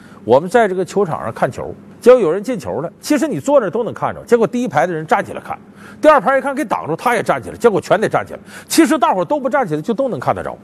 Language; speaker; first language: Chinese; native; Chinese